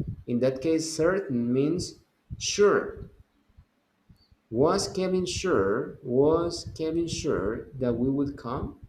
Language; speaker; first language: English; non-native, fluent; Spanish